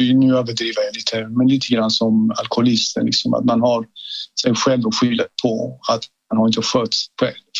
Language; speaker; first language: Swedish; non-native, fluent; Persian